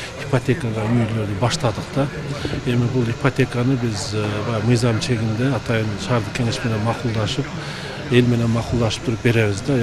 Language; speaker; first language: Kyrgyz; native; Kyrgyz